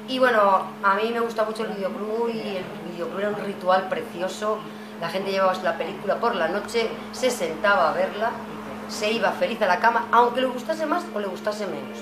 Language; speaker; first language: Spanish; native; Spanish